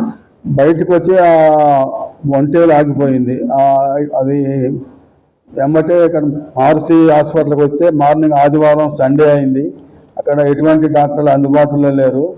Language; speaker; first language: Telugu; native; Telugu